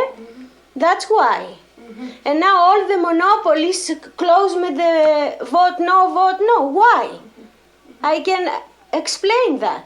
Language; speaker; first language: English; non-native, learner; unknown